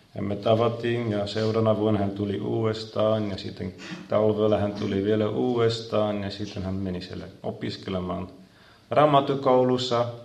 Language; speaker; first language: Finnish; non-native, fluent; Dutch